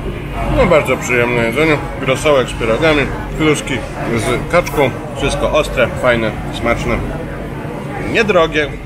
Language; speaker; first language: Polish; native; Polish